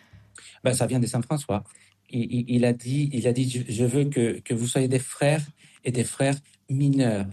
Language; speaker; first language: French; non-native, fluent; Spanish